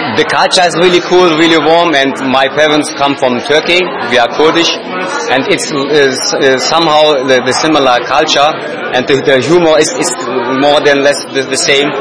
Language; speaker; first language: English; non-native, learner; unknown